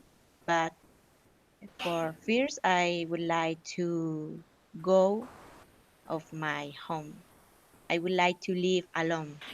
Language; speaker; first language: English; non-native, learner; Spanish